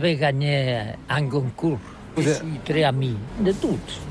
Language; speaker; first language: French; non-native, learner; Catalan